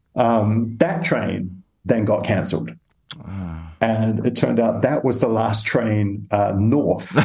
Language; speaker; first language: English; native; English